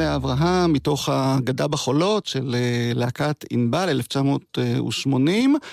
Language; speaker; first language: Hebrew; native; Hebrew